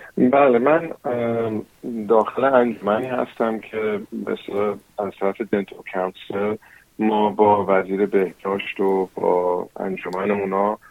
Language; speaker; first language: Persian; early bilingual, heritage; Persian